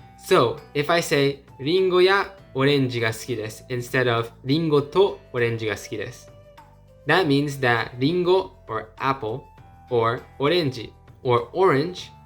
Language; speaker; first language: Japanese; non-native, fluent; English